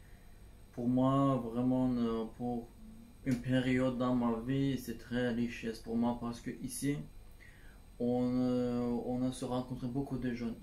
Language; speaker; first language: French; non-native, learner; Turkish